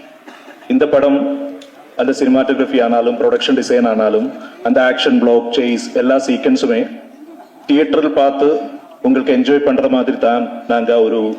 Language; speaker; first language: Tamil; non-native, learner; Malayalam